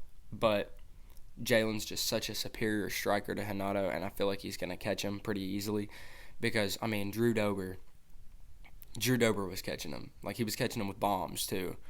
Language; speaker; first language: English; native; English